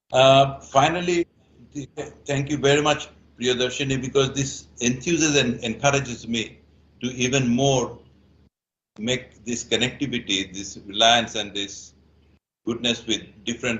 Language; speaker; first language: English; non-native, fluent; Bangla